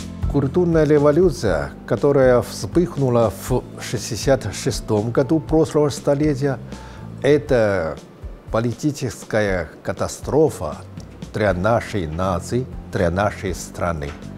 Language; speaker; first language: Russian; non-native, fluent; Chinese